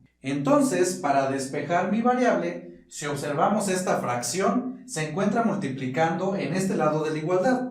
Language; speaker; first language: Spanish; native; Spanish